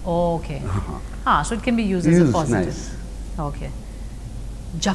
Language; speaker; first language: Telugu; non-native, learner; Hindi